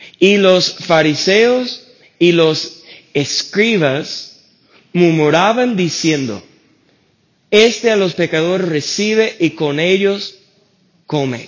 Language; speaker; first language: Spanish; non-native, fluent; English